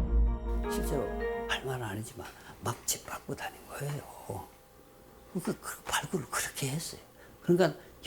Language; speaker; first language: Korean; native; Korean